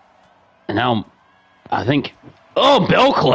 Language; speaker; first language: English; native; English